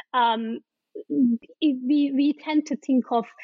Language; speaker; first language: English; non-native, fluent; Turkish